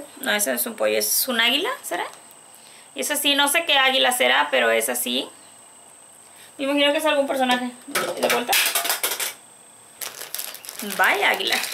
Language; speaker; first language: Spanish; native; Spanish